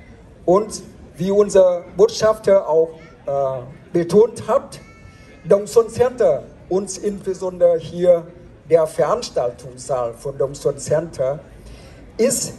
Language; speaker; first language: German; non-native, fluent; Vietnamese